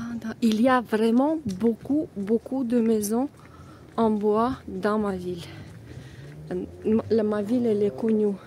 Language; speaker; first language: French; non-native, fluent; Russian